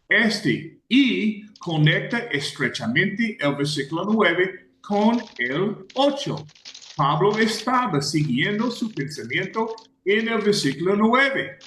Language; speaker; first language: Spanish; non-native, fluent; English